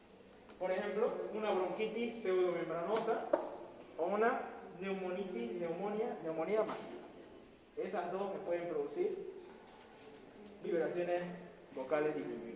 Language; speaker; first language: Spanish; native; Spanish